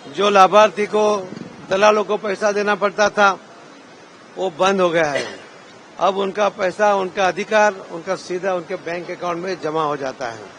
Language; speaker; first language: Hindi; non-native, local second language; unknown